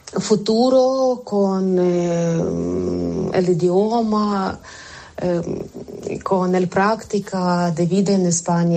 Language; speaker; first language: Spanish; non-native, learner; Ukrainian